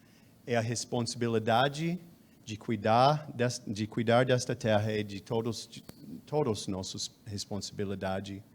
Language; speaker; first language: Portuguese; non-native, fluent; English